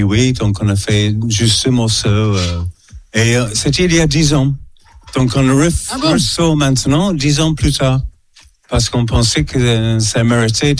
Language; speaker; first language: French; non-native, fluent; English